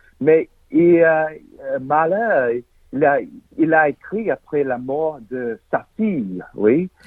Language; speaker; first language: French; non-native, learner; English